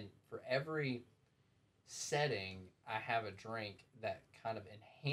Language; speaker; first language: English; native; English